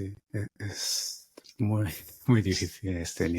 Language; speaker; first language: Spanish; non-native, fluent; Japanese